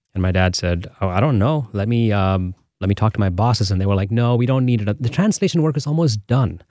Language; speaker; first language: English; non-native, local second language; Tamil